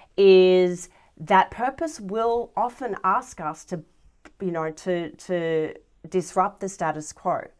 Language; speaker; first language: English; native; English